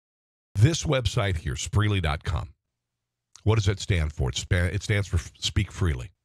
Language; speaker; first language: English; native; English